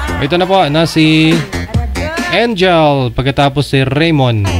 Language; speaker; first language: Filipino; native; Filipino